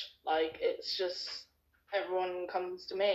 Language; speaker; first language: English; native; English